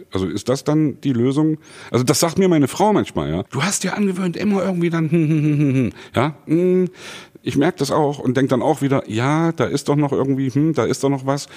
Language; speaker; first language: German; native; German